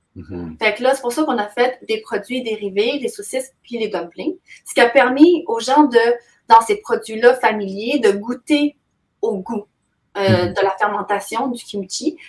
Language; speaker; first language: French; native; French